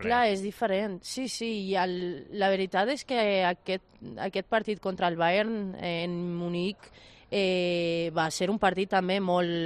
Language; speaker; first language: Catalan; non-native, fluent; Spanish